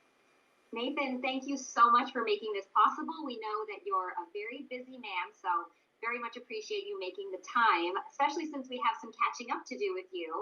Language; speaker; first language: English; native; English